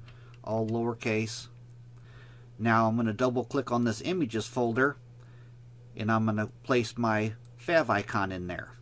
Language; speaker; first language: English; native; English